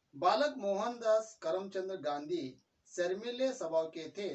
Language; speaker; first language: Hindi; non-native, local second language; Kannada